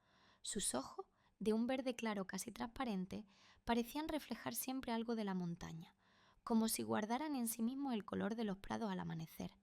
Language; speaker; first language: Spanish; native; Spanish